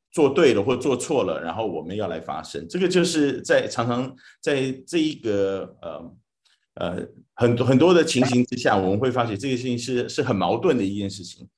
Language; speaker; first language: Chinese; native; Chinese